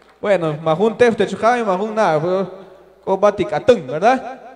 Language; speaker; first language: Spanish; non-native, local second language; Kaqchikel